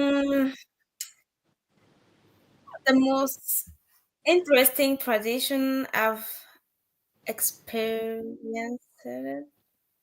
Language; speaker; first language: English; non-native, learner; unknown